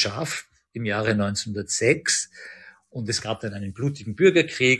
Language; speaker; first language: German; early bilingual, other home language; Persian